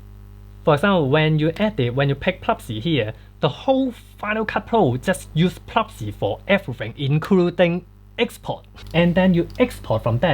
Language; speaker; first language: English; non-native, fluent; Cantonese